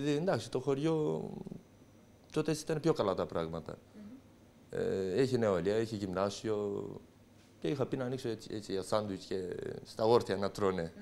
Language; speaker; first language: Greek; non-native, local second language; Turkish